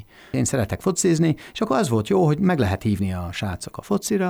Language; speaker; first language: Hungarian; non-native, fluent; English